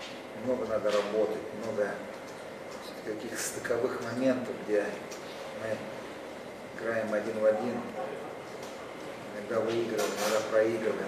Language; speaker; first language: Russian; native; Russian